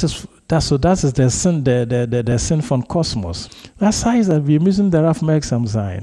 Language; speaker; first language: German; non-native, fluent; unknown